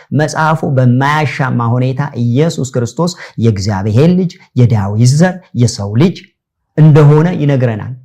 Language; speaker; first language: Amharic; non-native, local second language; Sebat Bet Gurage